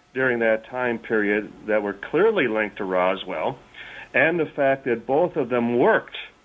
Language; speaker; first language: English; native; English